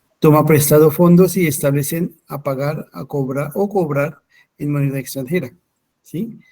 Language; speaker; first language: Spanish; non-native, fluent; Hindi